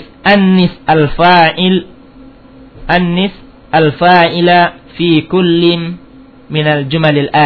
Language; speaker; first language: Arabic; non-native, fluent; Indonesian